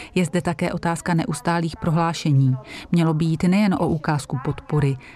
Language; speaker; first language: Czech; non-native, fluent; Hungarian